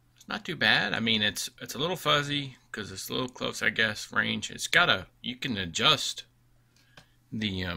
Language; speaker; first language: English; native; English